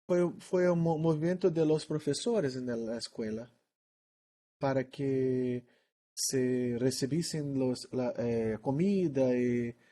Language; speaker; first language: Spanish; non-native, learner; Portuguese